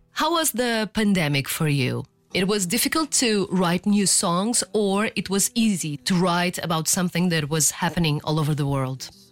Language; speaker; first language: English; non-native, fluent; Portuguese